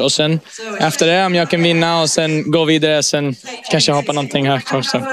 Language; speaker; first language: Swedish; early bilingual, heritage; English